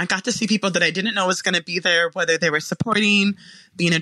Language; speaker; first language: English; native; English